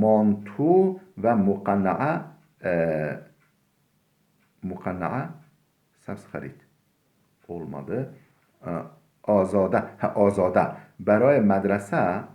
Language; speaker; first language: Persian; non-native, fluent; Turkish